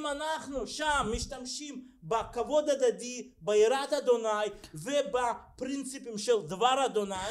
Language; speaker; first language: Hebrew; non-native, fluent; Russian